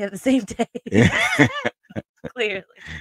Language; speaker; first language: English; native; English